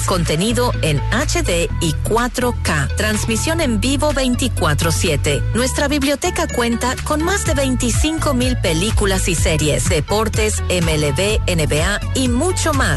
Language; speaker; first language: Spanish; native; Spanish